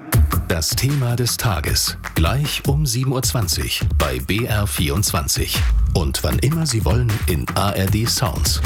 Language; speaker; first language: German; native; German